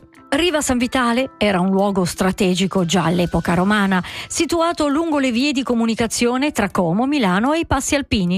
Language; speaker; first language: Italian; native; Italian